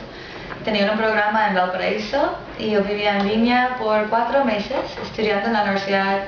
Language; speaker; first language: Spanish; non-native, fluent; English